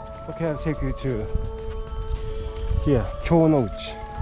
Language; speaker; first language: English; non-native, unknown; Japanese